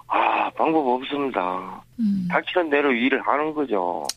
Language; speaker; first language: Korean; native; Korean